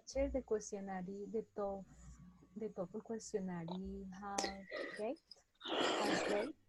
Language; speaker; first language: English; non-native, learner; Spanish